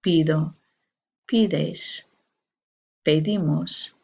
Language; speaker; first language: Spanish; non-native, fluent; English